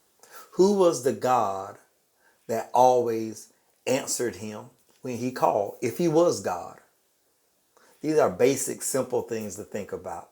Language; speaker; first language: English; native; English